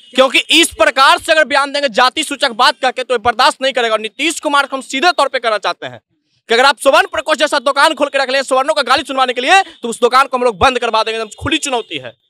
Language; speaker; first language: Hindi; native; Hindi